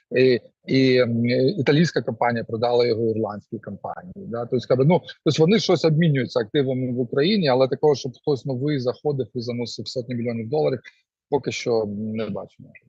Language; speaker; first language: Ukrainian; non-native, local second language; Russian